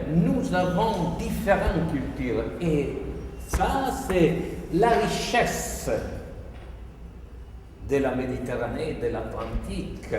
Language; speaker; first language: French; non-native, fluent; Italian